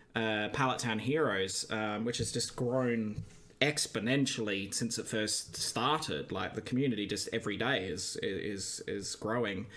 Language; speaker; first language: English; native; English